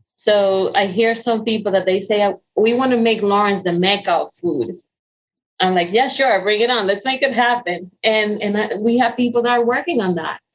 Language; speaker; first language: English; non-native, fluent; Spanish